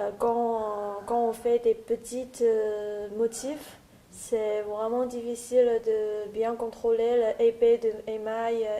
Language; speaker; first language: French; non-native, learner; Chinese